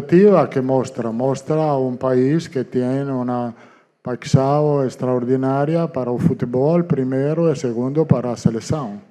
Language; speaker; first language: Portuguese; non-native, learner; Italian